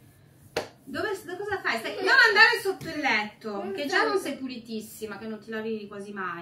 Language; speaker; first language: Italian; native; Italian